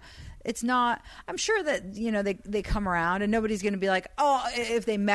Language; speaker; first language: English; non-native, fluent; Persian